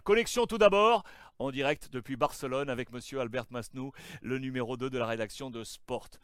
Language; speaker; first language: French; native; French